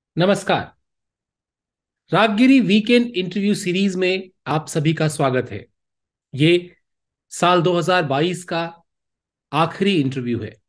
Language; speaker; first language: Hindi; native; Hindi